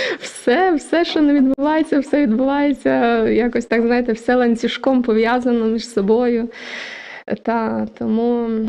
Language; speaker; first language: Ukrainian; native; Ukrainian